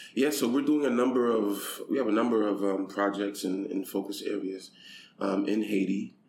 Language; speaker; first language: English; native; English